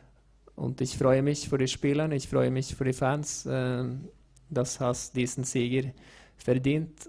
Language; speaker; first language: German; non-native, learner; Norwegian